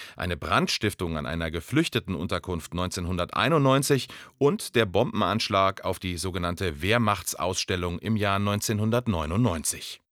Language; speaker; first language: German; native; German